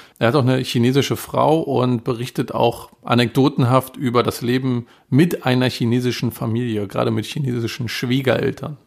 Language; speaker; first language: German; native; German